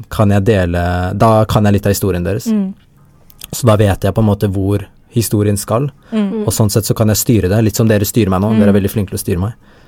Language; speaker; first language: English; early bilingual, heritage; Tamil